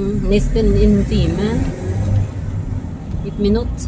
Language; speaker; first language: Norwegian; non-native, learner; Filipino